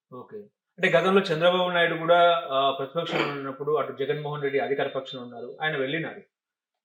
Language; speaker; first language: Telugu; native; Telugu